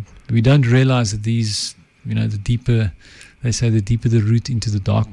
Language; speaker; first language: English; non-native, local second language; Afrikaans